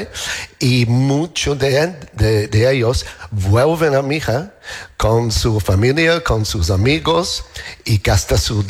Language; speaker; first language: Spanish; non-native, learner; English